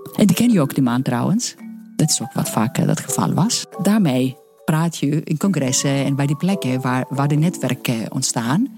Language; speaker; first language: Dutch; non-native, fluent; Greek